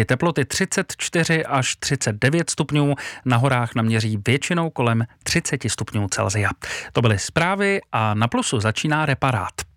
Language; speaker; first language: Czech; native; Czech